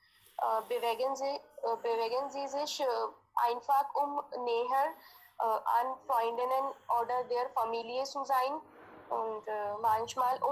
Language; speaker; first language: German; non-native, learner; Hindi